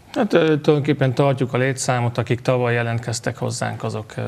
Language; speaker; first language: Hungarian; native; Hungarian